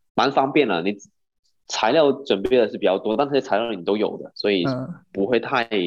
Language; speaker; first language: Chinese; non-native, local second language; Cantonese